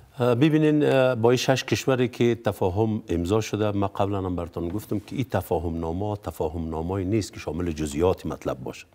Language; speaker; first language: Persian; native; Persian